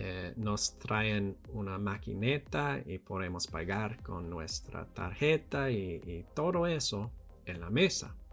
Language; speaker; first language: Spanish; non-native, learner; English